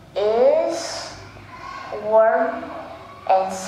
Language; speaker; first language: English; non-native, learner; Vietnamese